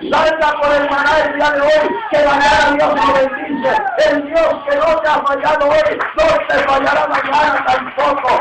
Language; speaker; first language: Spanish; native; Spanish